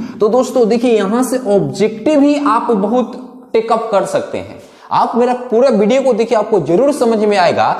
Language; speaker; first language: Hindi; native; Hindi